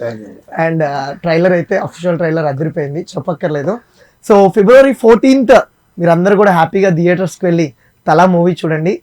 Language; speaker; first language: Telugu; native; Telugu